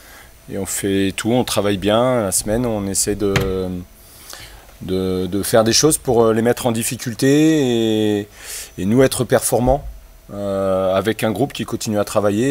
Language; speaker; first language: French; native; French